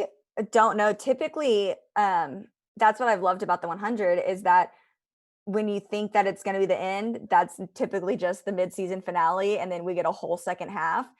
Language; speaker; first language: English; native; English